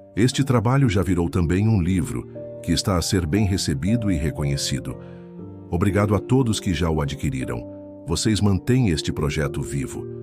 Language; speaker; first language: Portuguese; non-native, local second language; Kabuverdianu